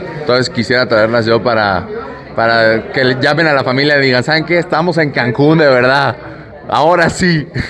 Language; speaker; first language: Spanish; native; Spanish